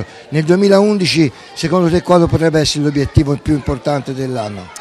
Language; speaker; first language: Italian; native; Italian